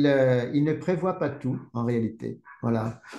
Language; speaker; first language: French; native; French